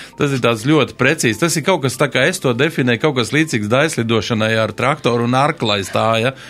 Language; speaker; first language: Latvian; native; Latvian